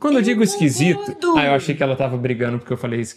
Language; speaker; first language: Portuguese; native; Portuguese